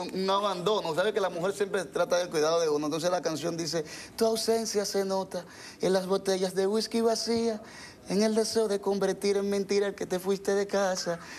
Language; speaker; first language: Spanish; native; Spanish